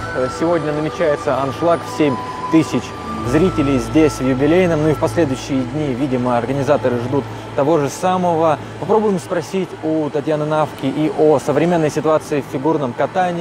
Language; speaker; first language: Russian; native; Russian